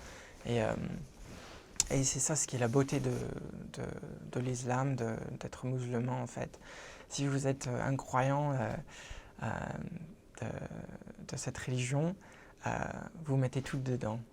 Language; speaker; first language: French; non-native, fluent; English